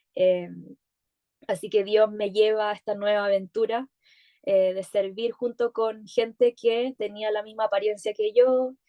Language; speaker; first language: Spanish; native; Spanish